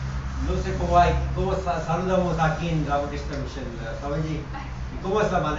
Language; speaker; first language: Spanish; non-native, fluent; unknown